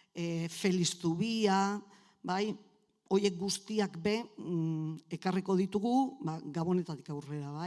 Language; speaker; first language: Basque; native; Basque